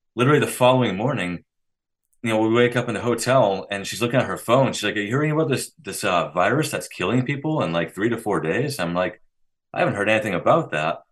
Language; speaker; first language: English; native; English